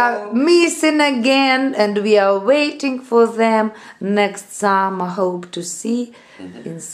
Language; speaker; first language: English; non-native, learner; Russian